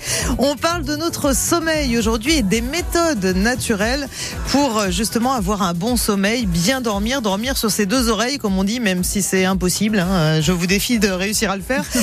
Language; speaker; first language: French; native; French